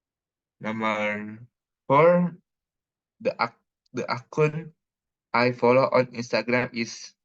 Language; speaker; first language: English; non-native, learner; Indonesian